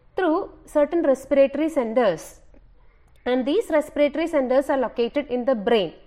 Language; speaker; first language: English; non-native, local second language; Malayalam